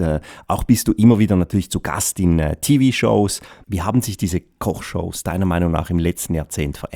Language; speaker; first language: German; native; German